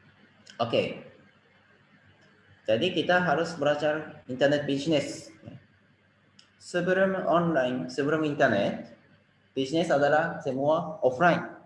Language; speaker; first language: Indonesian; non-native, fluent; Japanese